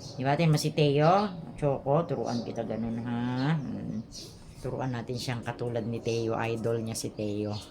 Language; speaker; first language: Filipino; non-native, local second language; Cebuano